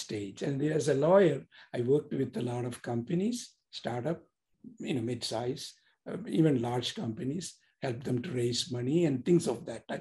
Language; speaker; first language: English; non-native, local second language; Tamil